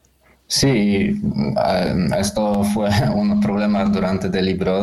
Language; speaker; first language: Spanish; non-native, learner; Polish